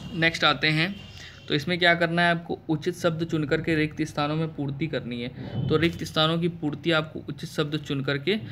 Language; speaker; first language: Hindi; native; Hindi